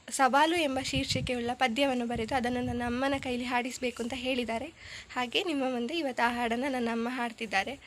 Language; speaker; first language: Kannada; non-native, local second language; Tulu